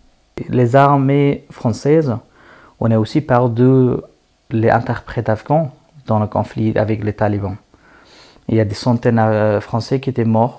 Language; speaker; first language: French; non-native, learner; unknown